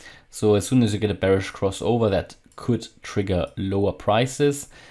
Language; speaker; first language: English; non-native, fluent; German